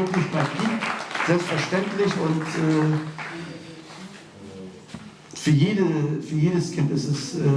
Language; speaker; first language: German; early bilingual, other home language; Kurdish